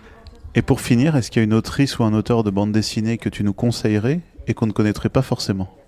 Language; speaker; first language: French; native; French